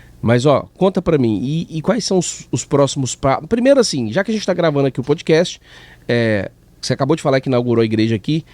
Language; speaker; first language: Portuguese; native; Portuguese